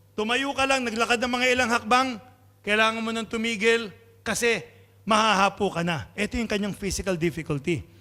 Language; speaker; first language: Filipino; non-native, local second language; Pampanga